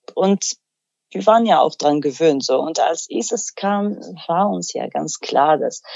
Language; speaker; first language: German; non-native, fluent; Arabic